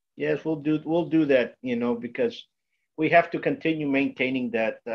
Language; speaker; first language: English; native; English